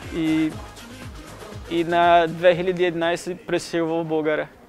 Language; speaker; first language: Bulgarian; non-native, learner; Portuguese